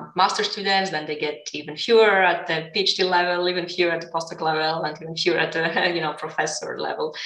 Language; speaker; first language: English; non-native, fluent; Greek